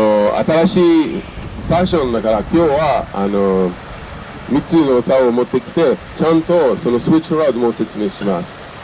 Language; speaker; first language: Japanese; non-native, fluent; French